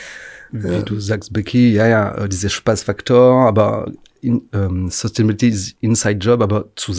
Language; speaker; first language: German; non-native, fluent; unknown